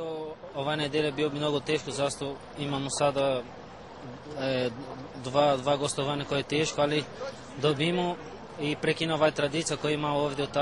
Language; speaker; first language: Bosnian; non-native, learner; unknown